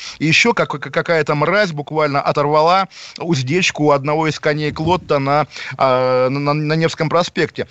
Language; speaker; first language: Russian; native; Russian